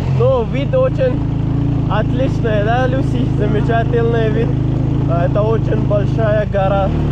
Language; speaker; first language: Russian; non-native, learner; Pashto